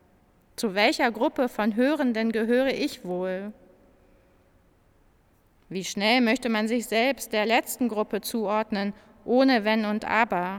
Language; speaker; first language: German; native; German